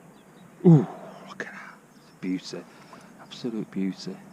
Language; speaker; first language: English; native; English